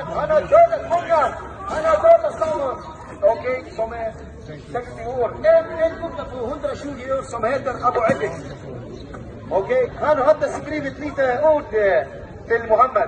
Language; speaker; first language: Swedish; non-native, learner; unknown